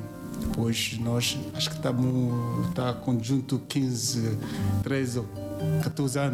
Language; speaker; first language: Portuguese; non-native, learner; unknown